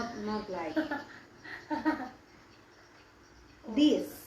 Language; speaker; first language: English; non-native, learner; Indonesian